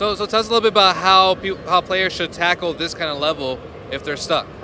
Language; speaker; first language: English; native; English